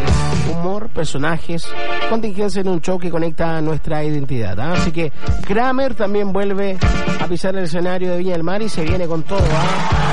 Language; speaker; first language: Spanish; native; Spanish